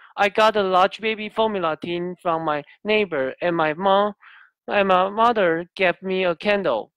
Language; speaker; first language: English; non-native, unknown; Chinese